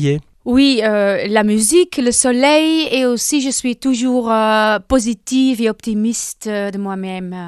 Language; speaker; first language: French; non-native, local second language; Dutch